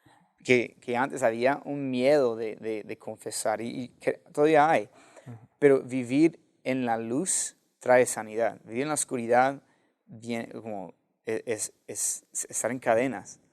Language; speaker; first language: Spanish; non-native, fluent; English